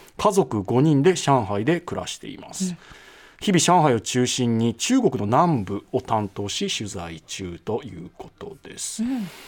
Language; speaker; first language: Japanese; native; Japanese